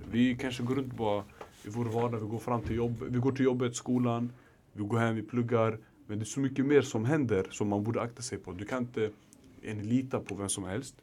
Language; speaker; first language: Swedish; early bilingual, other home language; Arabic